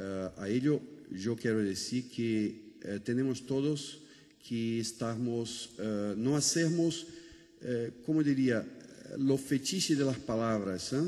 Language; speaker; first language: Spanish; non-native, fluent; Portuguese